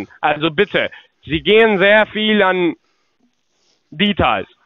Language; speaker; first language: German; non-native, learner; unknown